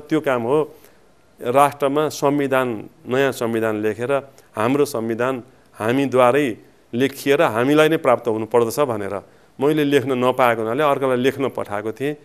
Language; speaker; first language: Nepali; native; Nepali